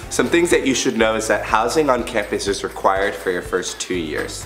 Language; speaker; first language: English; native; English